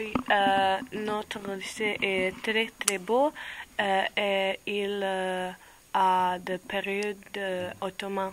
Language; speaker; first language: French; non-native, learner; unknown